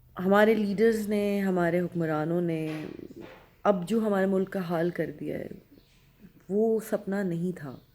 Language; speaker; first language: Urdu; native; Urdu